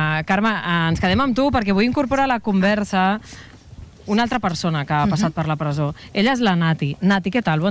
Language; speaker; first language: Catalan; native; Catalan